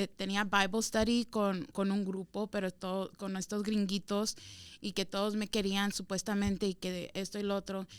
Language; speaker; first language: Spanish; early bilingual, heritage; Spanish